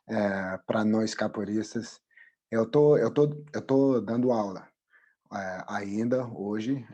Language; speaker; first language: Portuguese; non-native, fluent; French